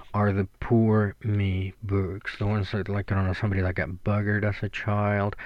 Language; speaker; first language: English; non-native, fluent; Spanish